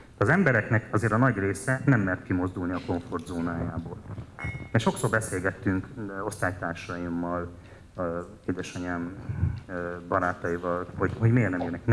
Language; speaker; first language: Hungarian; native; Hungarian